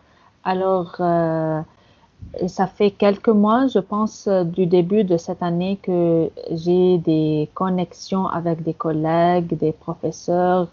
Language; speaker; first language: French; non-native, fluent; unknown